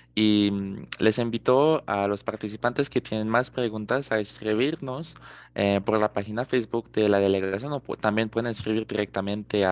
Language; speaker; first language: Spanish; non-native, fluent; French